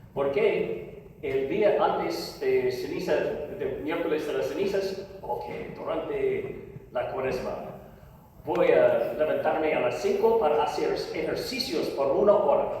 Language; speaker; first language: Spanish; non-native, learner; English